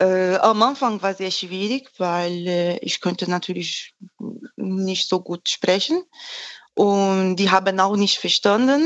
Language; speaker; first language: German; non-native, fluent; Portuguese